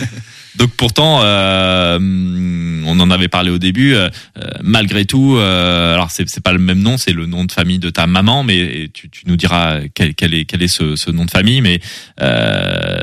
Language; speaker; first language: French; native; French